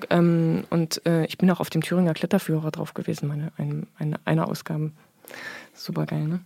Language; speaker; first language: German; native; German